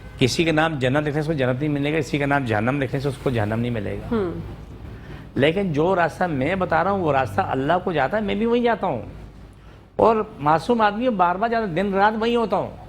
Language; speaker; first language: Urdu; non-native, local second language; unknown